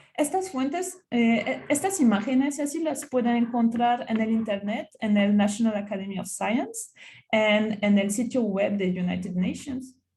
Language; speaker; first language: Spanish; non-native, fluent; French